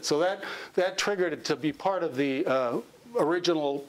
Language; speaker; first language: English; native; English